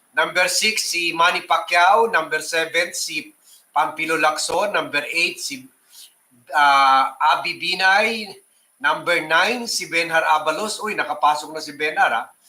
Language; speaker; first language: Filipino; native; Filipino